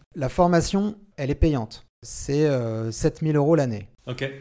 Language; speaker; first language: French; native; French